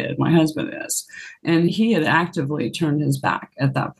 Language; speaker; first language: English; native; English